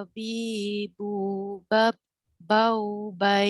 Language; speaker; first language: Arabic; non-native, learner; Malay